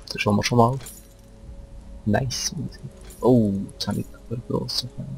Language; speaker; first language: German; native; German